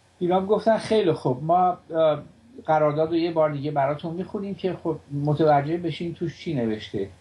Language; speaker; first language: Persian; native; Persian